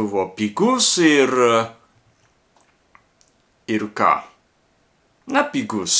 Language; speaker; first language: Lithuanian; non-native, learner; Japanese